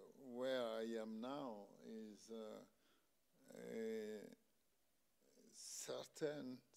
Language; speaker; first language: English; non-native, learner; French